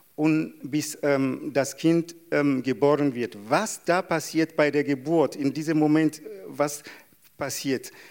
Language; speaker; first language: German; non-native, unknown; Yoruba